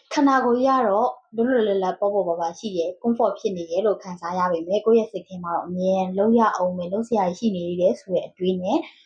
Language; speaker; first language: Burmese; native; Burmese